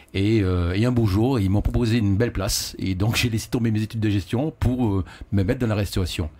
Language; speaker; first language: French; native; French